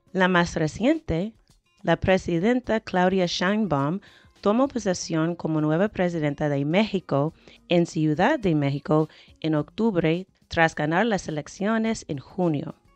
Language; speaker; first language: Spanish; non-native, fluent; English